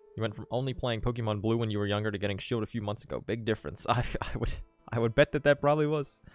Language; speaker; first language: English; native; English